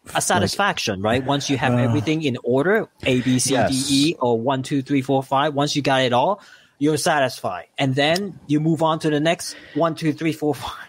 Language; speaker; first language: English; non-native, local second language; Cantonese